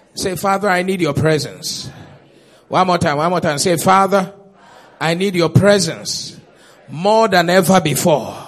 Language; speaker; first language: English; non-native, local second language; Akan